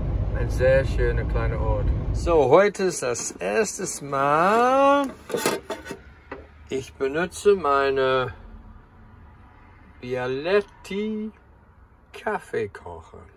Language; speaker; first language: German; non-native, fluent; English